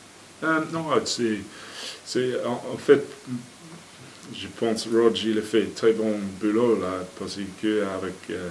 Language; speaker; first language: French; non-native, fluent; English